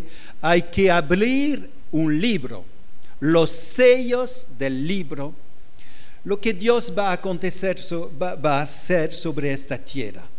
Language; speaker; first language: Spanish; non-native, fluent; French